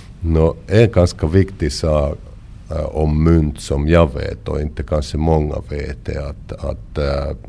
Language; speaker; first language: Swedish; non-native, local second language; Finnish